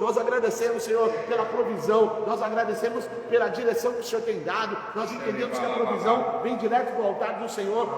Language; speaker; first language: Portuguese; native; Portuguese